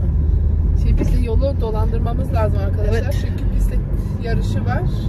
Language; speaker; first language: Turkish; early bilingual, heritage; Turkish